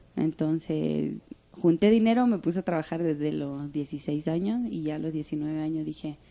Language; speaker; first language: Spanish; native; Spanish